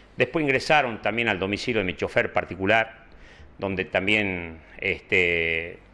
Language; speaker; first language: Spanish; native; Spanish